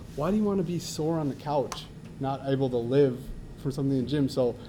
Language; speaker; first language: English; native; English